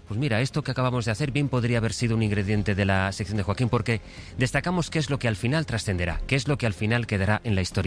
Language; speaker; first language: Spanish; native; Spanish